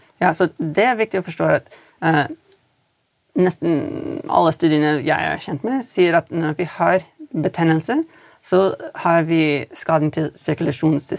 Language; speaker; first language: Norwegian; non-native, fluent; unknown